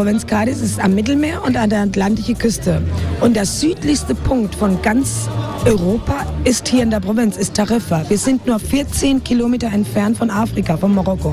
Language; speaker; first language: German; non-native, fluent; Spanish